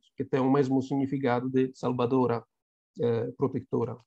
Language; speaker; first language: Portuguese; non-native, fluent; Italian